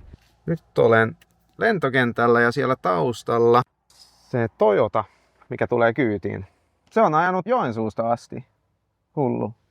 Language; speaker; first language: Finnish; non-native, fluent; Swedish